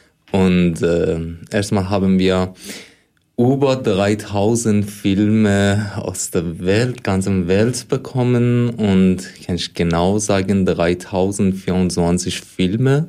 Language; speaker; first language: German; non-native, fluent; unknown